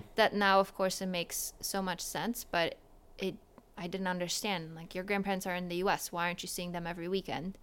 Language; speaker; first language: English; early bilingual, other home language; Polish